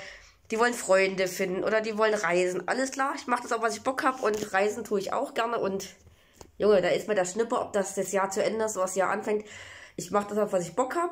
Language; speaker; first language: German; native; German